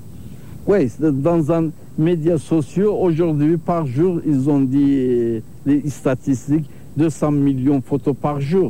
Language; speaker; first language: French; non-native, learner; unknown